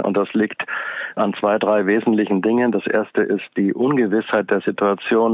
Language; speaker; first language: German; native; German